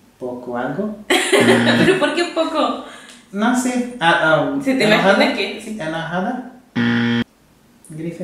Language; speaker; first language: Spanish; non-native, learner; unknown